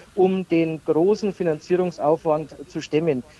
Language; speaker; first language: German; native; German